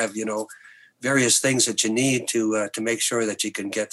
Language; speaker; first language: English; native; English